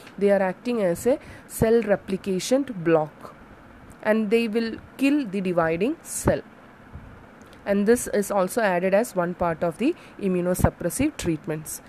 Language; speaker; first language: English; non-native, local second language; Malayalam